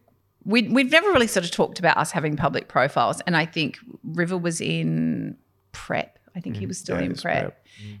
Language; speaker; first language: English; native; English